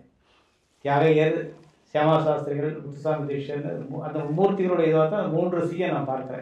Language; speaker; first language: Tamil; native; Tamil